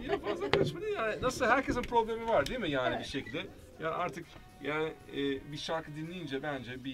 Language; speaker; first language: Turkish; early bilingual, heritage; Turkish